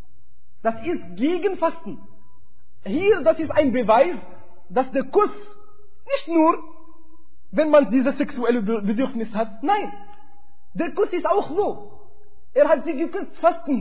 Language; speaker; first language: German; non-native, fluent; Arabic